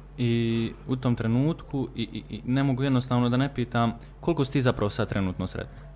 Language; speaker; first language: Bosnian; native; Bosnian